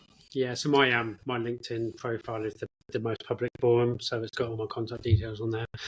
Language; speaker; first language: English; native; English